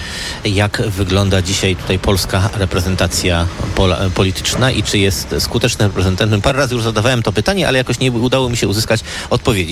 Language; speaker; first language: Polish; native; Polish